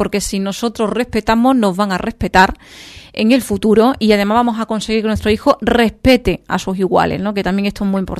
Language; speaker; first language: Spanish; native; Spanish